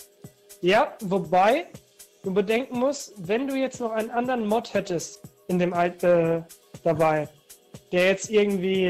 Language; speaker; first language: German; native; German